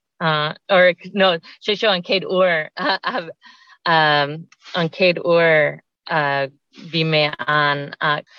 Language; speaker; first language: Irish; non-native, learner; English